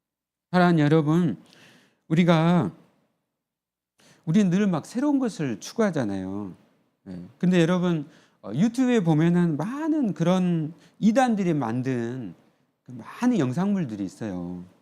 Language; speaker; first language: Korean; native; Korean